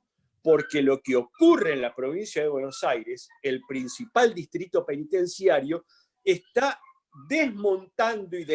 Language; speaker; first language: Spanish; native; Spanish